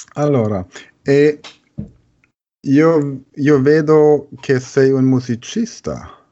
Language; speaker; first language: Italian; non-native, learner; German